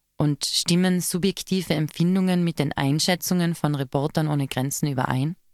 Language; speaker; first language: German; native; German